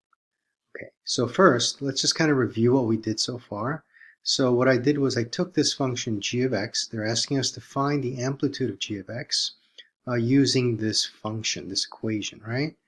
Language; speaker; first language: English; native; English